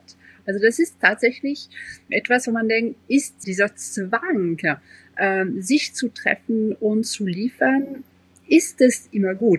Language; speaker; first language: German; non-native, fluent; French